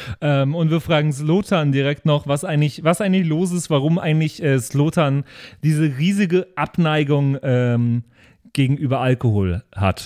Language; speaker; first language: German; native; German